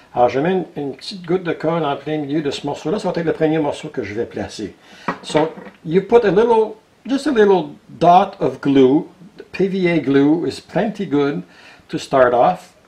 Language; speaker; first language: French; native; French